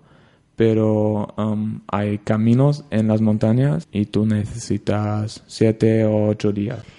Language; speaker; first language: Spanish; non-native, learner; German